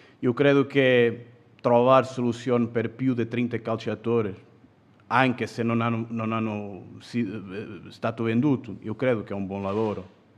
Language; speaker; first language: Italian; non-native, fluent; Portuguese